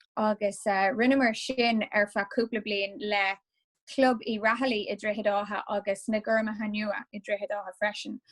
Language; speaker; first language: Irish; non-native, local second language; English